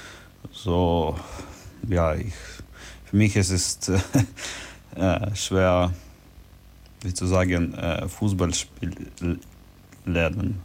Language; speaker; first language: German; non-native, learner; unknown